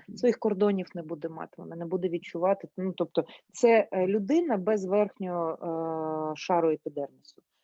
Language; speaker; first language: Ukrainian; non-native, local second language; Russian